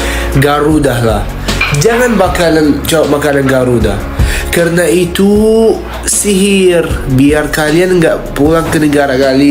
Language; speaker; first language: Indonesian; non-native, fluent; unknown